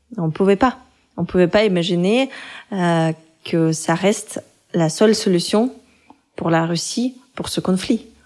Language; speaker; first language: French; non-native, fluent; Russian